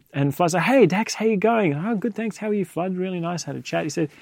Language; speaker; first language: English; native; English